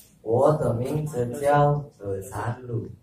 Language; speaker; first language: Chinese; non-native, learner; Indonesian